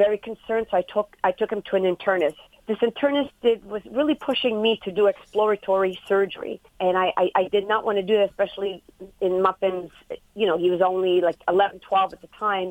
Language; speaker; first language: English; native; English